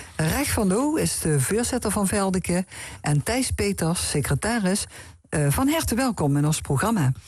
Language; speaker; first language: Dutch; native; Dutch